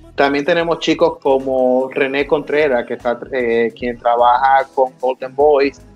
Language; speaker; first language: Spanish; native; Spanish